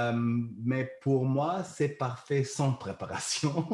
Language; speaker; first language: French; non-native, learner; German